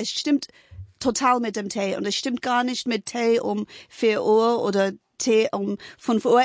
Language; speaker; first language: German; non-native, fluent; English